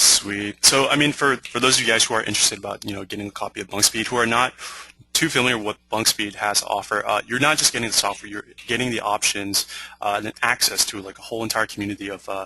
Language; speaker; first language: English; native; English